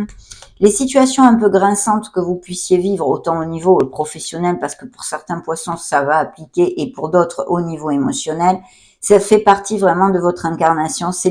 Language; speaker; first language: French; native; French